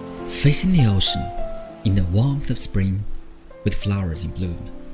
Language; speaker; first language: English; non-native, fluent; Chinese